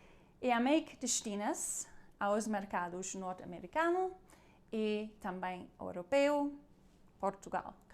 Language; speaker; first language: Portuguese; non-native, learner; German